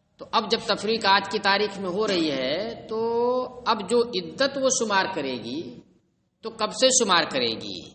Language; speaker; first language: Urdu; native; Urdu